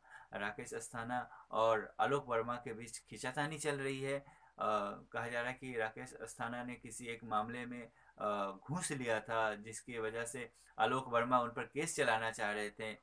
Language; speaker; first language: Hindi; native; Hindi